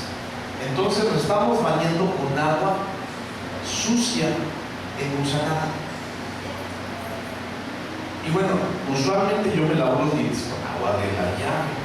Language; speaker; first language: Spanish; native; Spanish